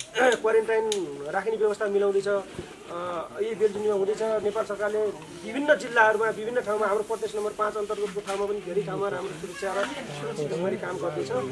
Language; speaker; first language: Nepali; non-native, local second language; Dangaura Tharu